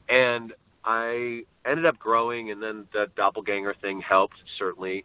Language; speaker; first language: English; native; English